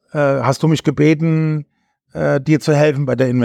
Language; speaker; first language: German; native; German